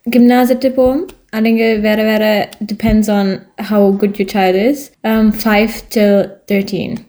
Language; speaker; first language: Malayalam; early bilingual, heritage; Malayalam